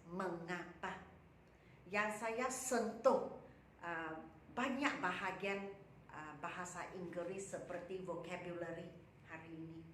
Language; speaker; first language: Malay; non-native, local second language; Chinese